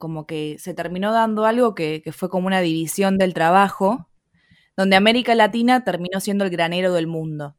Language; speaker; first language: Spanish; native; Spanish